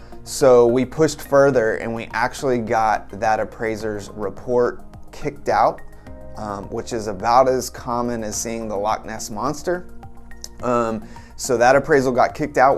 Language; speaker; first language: English; native; English